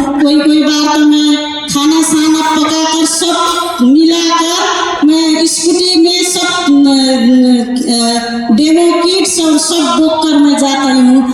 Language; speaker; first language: Hindi; non-native, learner; Nepali